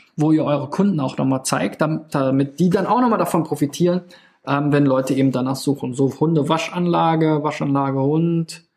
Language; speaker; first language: German; native; German